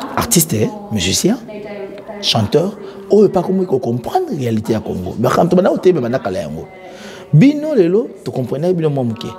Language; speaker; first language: French; non-native, local second language; Lingala